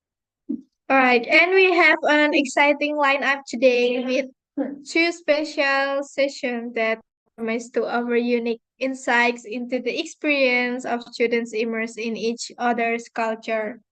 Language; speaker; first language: English; non-native, fluent; Indonesian